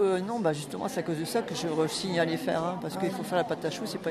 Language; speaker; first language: French; native; French